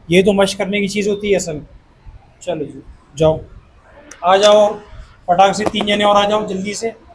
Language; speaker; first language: Hindi; native; Hindi